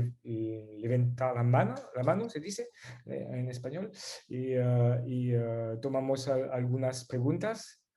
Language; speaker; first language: Spanish; non-native, fluent; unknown